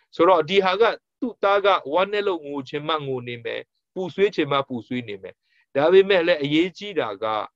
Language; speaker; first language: Burmese; non-native, local second language; Tedim Chin